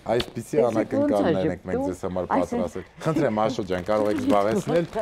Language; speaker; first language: Armenian; native; Armenian